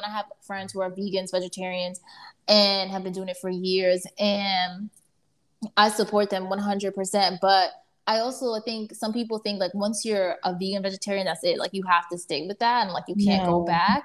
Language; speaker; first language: English; native; English